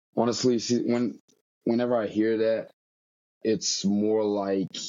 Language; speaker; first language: English; early bilingual, other home language; Portuguese